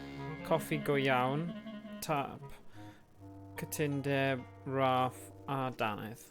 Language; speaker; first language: Welsh; native; Welsh